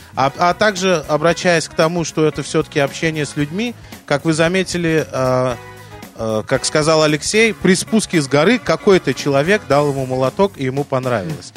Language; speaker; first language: Russian; native; Russian